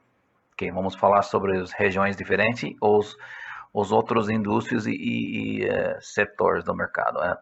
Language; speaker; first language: Portuguese; non-native, fluent; English